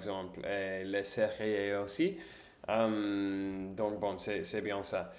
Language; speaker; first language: French; non-native, learner; English